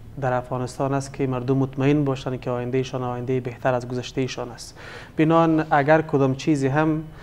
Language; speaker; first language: Persian; native; Persian